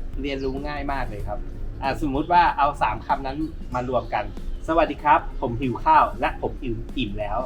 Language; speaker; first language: Thai; native; Thai